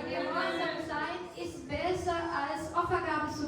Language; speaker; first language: German; non-native, fluent; Portuguese